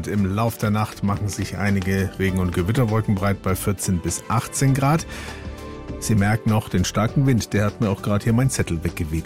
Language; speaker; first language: German; native; German